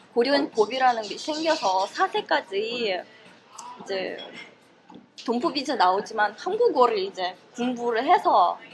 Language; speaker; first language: Korean; non-native, fluent; Russian